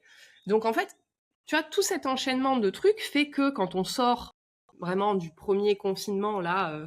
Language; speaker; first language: French; native; French